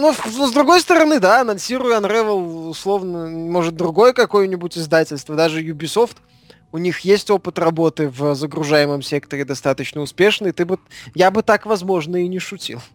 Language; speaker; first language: Russian; native; Russian